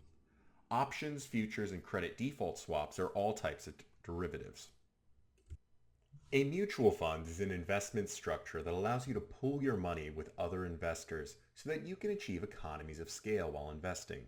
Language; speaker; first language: English; native; English